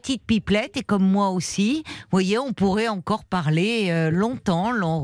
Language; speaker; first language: French; native; French